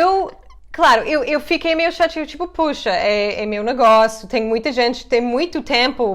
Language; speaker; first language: Portuguese; non-native, fluent; English